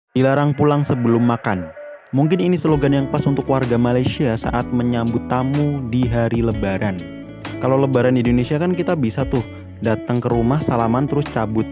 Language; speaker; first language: Indonesian; native; Indonesian